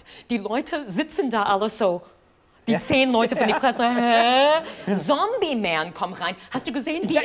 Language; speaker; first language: German; non-native, fluent; English